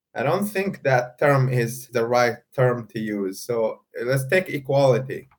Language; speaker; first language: English; non-native, fluent; Arabic